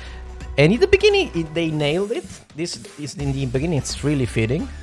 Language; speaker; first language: English; non-native, fluent; Italian